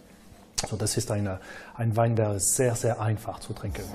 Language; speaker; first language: German; non-native, fluent; French